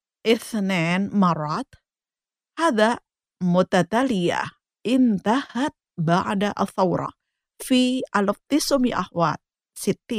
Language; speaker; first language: Arabic; non-native, fluent; Indonesian